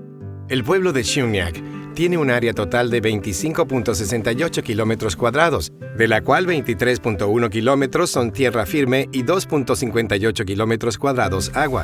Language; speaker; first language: Spanish; native; Spanish